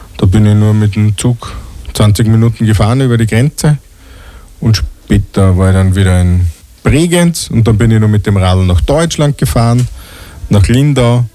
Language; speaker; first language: German; native; German